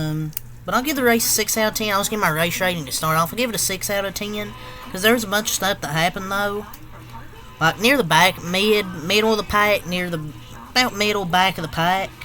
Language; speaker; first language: English; native; English